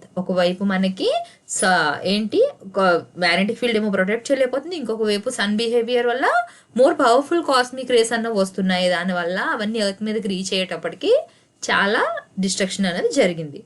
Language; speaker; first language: Telugu; native; Telugu